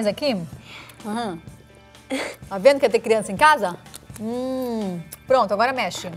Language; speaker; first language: Portuguese; native; Portuguese